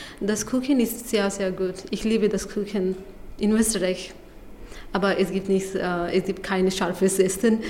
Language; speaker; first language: German; non-native, learner; Bangla